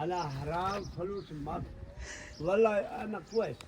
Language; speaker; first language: Arabic; non-native, learner; Saraiki